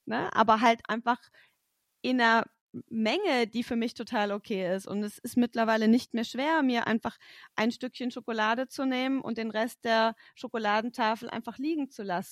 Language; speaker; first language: German; native; German